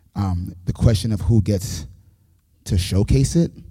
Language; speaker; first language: English; native; English